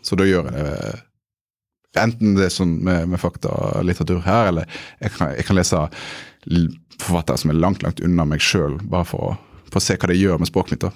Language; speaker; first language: Norwegian; native; Norwegian